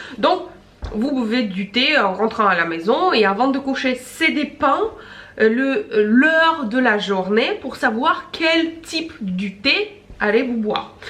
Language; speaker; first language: French; non-native, fluent; Russian